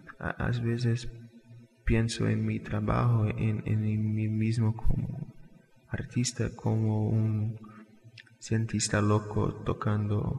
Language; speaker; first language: Spanish; non-native, fluent; Portuguese